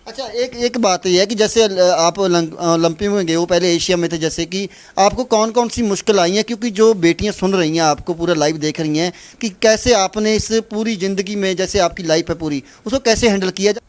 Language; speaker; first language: Hindi; non-native, local second language; Punjabi